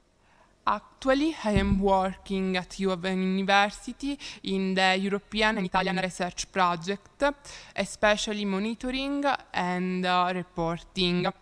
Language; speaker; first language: English; non-native, learner; Italian